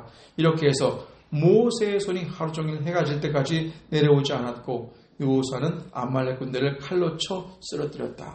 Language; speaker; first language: Korean; native; Korean